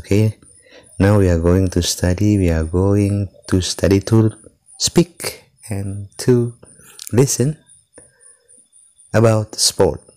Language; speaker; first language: English; non-native, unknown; Indonesian